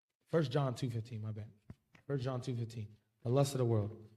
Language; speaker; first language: English; early bilingual, other home language; Spanish